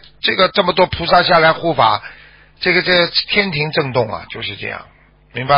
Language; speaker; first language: Chinese; native; Chinese